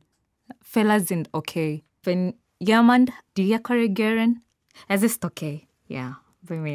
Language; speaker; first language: German; non-native, learner; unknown